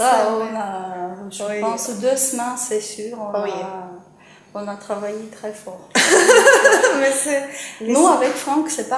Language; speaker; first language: French; non-native, fluent; Ukrainian